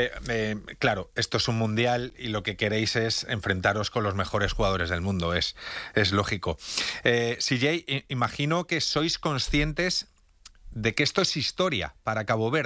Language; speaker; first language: Spanish; native; Spanish